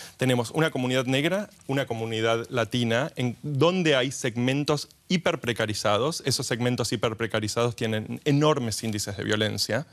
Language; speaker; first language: Spanish; native; Spanish